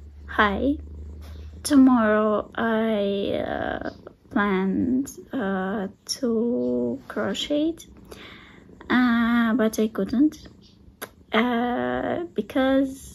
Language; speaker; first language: English; non-native, learner; Russian